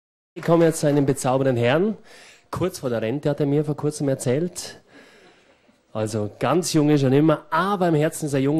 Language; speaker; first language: German; native; German